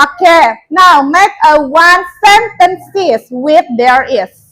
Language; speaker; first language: English; non-native, learner; Indonesian